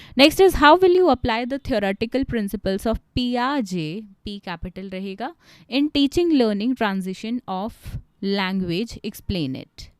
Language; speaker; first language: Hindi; native; Hindi